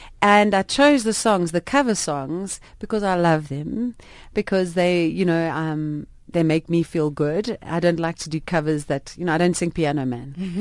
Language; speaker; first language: English; non-native, local second language; Afrikaans